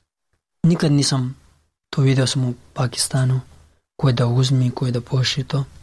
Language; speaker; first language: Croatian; non-native, learner; Pashto